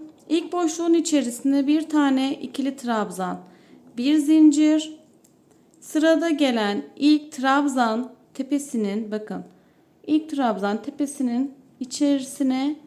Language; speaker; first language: Turkish; native; Turkish